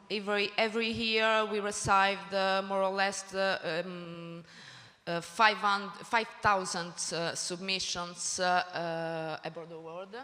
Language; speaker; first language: English; non-native, learner; Italian